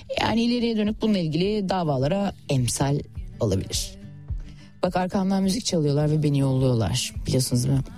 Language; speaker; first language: Turkish; native; Turkish